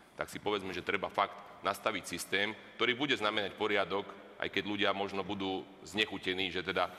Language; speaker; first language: Slovak; native; Slovak